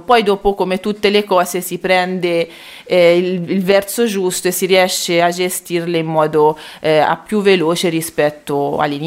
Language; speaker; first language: Italian; native; Italian